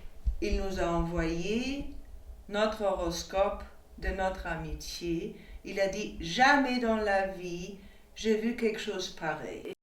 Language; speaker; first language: French; non-native, fluent; German